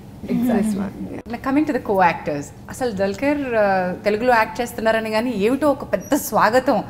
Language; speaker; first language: Telugu; native; Telugu